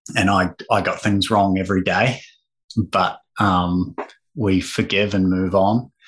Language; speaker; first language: English; native; English